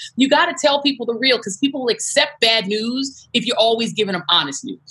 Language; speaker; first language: English; native; English